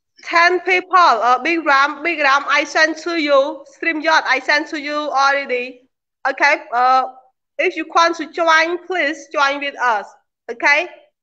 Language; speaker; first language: English; non-native, learner; Khmer